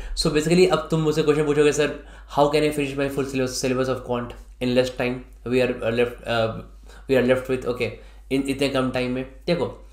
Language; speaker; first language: Hindi; native; Hindi